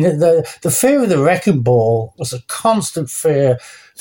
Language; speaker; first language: English; native; English